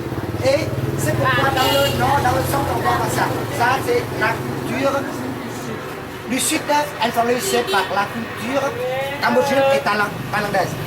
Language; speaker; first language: French; non-native, fluent; Vietnamese